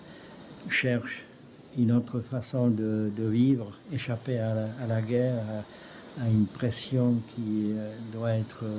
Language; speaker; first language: French; non-native, fluent; Czech